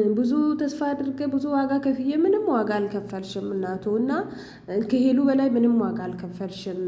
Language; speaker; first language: Amharic; native; Amharic